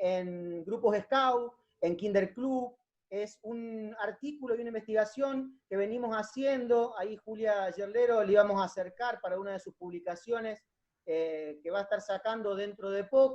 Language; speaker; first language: Spanish; native; Spanish